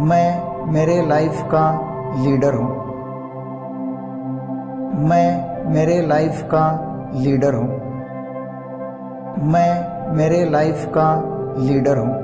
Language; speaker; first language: Hindi; non-native, local second language; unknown